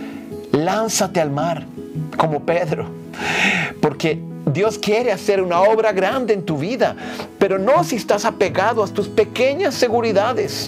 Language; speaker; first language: Spanish; non-native, fluent; Portuguese